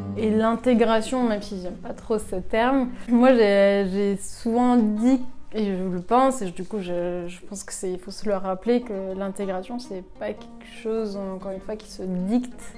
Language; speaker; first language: French; early bilingual, other home language; Arabic